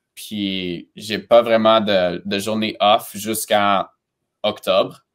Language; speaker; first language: French; early bilingual, other home language; Romanian